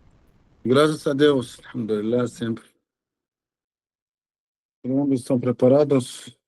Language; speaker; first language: Portuguese; non-native, fluent; Arabic